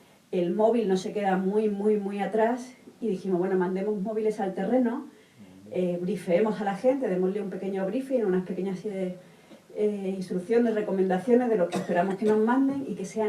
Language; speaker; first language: Spanish; native; Spanish